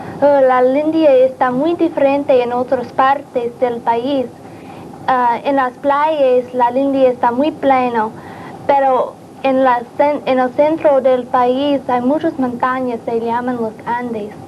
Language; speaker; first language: Spanish; non-native, learner; English